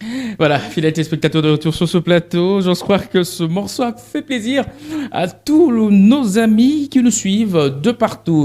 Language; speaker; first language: French; non-native, local second language; Lingala